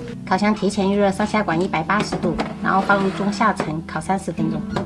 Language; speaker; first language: Chinese; native; Chinese